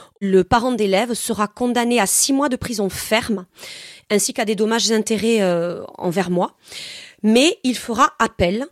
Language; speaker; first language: French; native; French